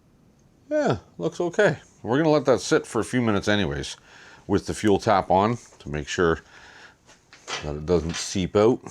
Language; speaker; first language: English; native; English